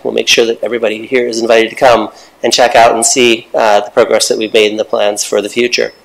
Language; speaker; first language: English; native; English